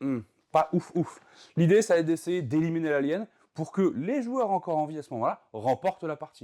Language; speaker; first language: French; native; French